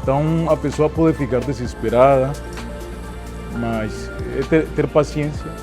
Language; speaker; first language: Portuguese; non-native, fluent; Spanish